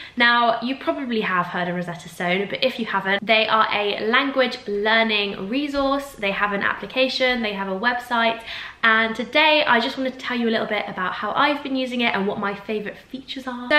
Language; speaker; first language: English; native; English